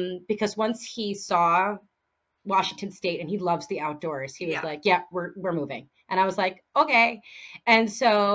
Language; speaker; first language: English; native; English